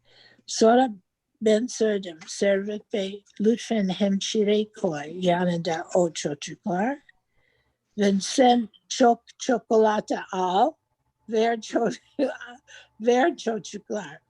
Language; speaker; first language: Turkish; non-native, learner; English